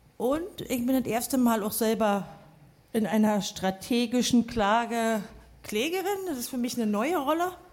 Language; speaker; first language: German; native; German